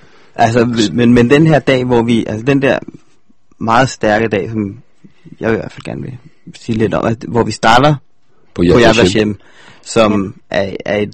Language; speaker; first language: Danish; native; Danish